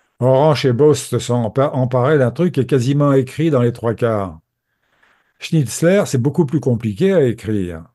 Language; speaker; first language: French; native; French